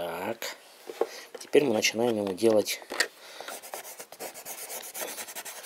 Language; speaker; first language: Russian; native; Russian